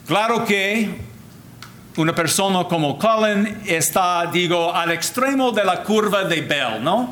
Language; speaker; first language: Spanish; non-native, fluent; English